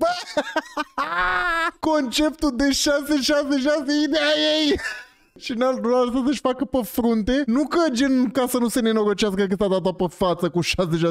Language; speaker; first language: Romanian; native; Romanian